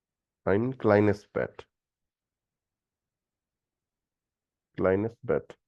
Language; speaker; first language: German; non-native, fluent; Hindi